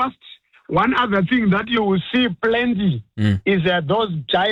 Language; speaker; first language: English; non-native, local second language; Shona